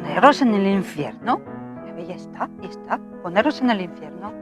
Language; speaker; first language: Spanish; non-native, fluent; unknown